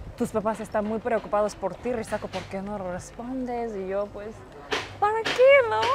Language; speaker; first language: Spanish; non-native, fluent; Japanese